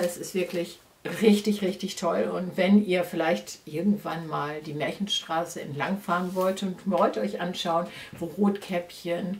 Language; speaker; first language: German; native; German